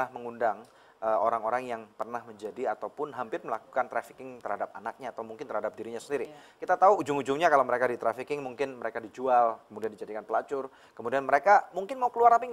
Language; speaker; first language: Indonesian; native; Indonesian